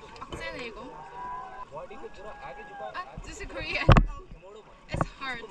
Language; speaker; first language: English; non-native, learner; Korean